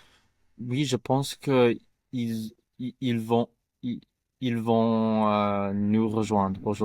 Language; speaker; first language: French; non-native, learner; English